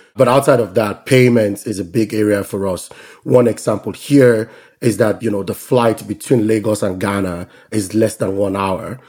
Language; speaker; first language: English; non-native, local second language; Yoruba